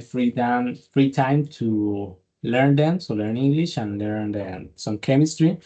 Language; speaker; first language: English; non-native, learner; Spanish